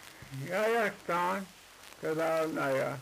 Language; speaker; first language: Spanish; non-native, local second language; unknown